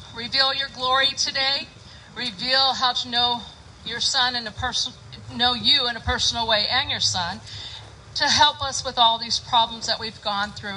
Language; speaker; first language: English; native; English